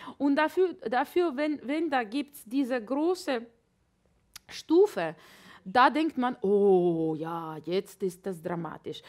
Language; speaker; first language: German; non-native, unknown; Latvian